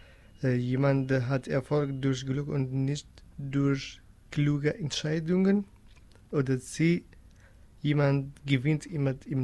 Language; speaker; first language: German; non-native, learner; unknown